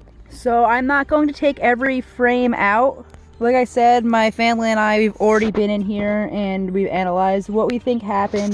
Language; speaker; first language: English; native; English